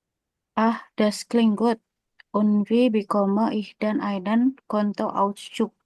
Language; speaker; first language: German; non-native, learner; Indonesian